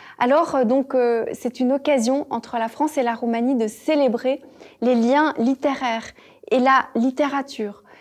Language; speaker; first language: French; native; French